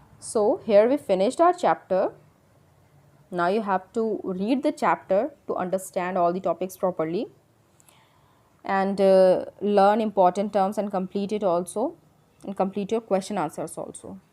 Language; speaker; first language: English; non-native, local second language; Hindi